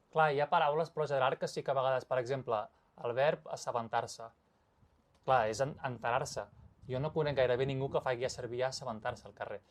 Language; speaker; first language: Catalan; native; Catalan